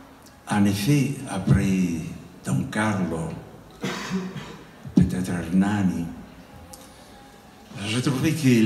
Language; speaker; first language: French; non-native, fluent; Italian